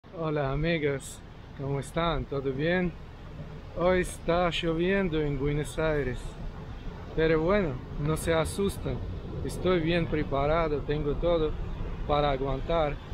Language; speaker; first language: Spanish; non-native, fluent; Russian